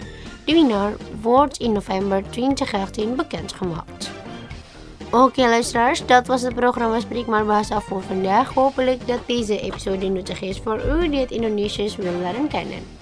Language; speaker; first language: Dutch; non-native, learner; Indonesian